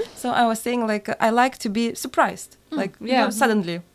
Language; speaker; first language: English; non-native, learner; Lithuanian